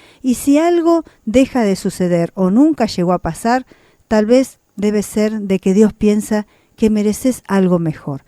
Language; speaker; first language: Spanish; native; Spanish